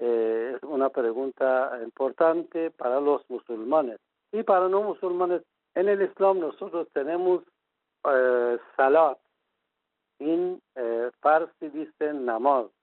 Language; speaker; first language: Spanish; non-native, fluent; Persian